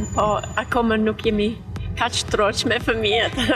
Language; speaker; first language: Albanian; non-native, learner; English